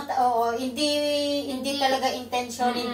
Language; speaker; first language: Filipino; native; Filipino